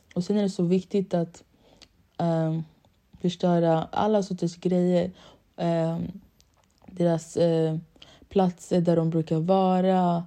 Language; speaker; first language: Swedish; early bilingual, other home language; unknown